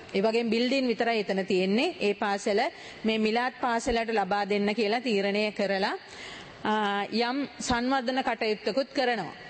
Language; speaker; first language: Sinhala; native; Sinhala